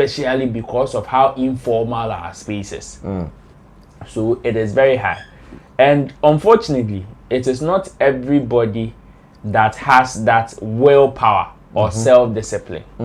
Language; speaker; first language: English; non-native, local second language; Akan